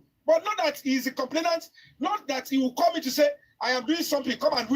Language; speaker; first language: English; non-native, local second language; Yoruba